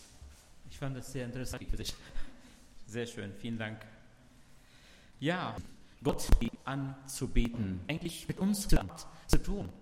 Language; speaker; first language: German; non-native, learner; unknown